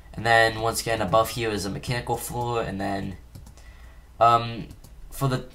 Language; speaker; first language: English; native; English